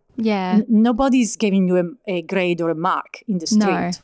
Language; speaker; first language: English; non-native, fluent; Italian